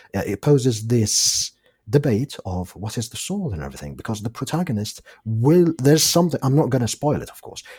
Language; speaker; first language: English; non-native, fluent; Arabic